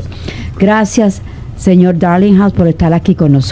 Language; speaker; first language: Spanish; native; Spanish